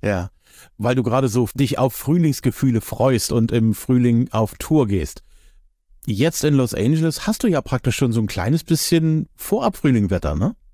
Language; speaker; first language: German; native; German